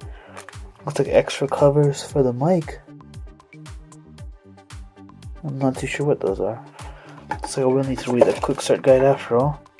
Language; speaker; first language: English; native; English